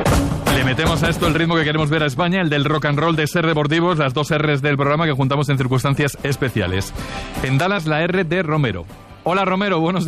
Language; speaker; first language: Spanish; native; Spanish